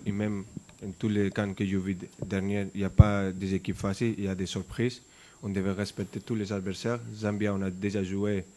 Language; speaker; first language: French; non-native, fluent; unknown